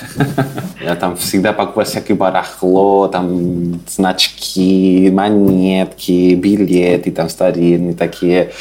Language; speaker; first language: Russian; non-native, fluent; Spanish